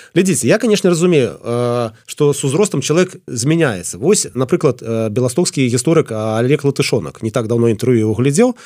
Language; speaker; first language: Belarusian; non-native, local second language; Russian